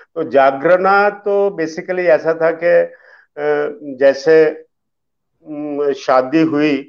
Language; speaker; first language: Hindi; early bilingual, other home language; Dogri